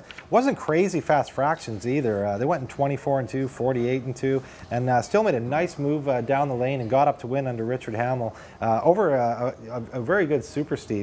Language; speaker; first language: English; native; English